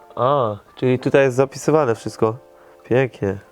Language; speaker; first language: Polish; native; Polish